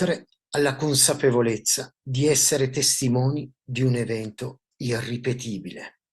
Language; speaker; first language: Italian; native; Italian